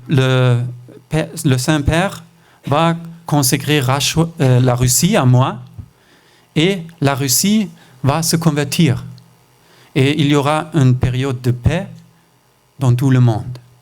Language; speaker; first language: French; non-native, fluent; German